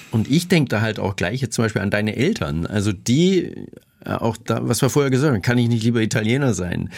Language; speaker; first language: German; native; German